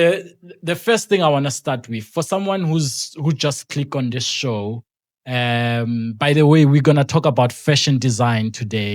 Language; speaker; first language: English; non-native, local second language; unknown